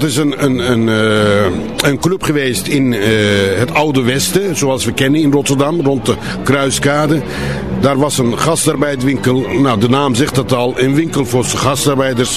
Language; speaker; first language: Dutch; non-native, fluent; Turkish